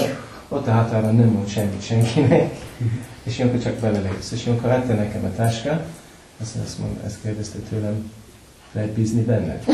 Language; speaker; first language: Hungarian; non-native, learner; English